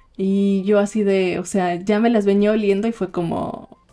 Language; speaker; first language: Spanish; native; Spanish